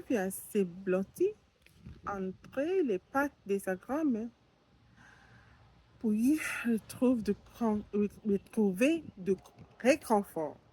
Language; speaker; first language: French; non-native, learner; English